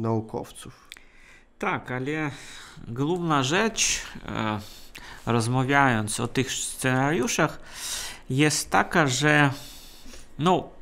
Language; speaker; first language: Polish; non-native, fluent; Russian